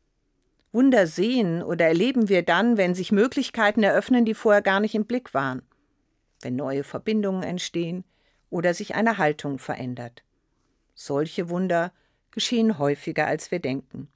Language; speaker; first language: German; native; German